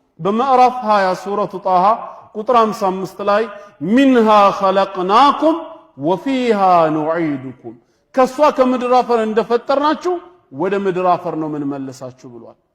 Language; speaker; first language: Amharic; non-native, local second language; Oromo